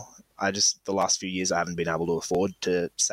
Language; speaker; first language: English; native; English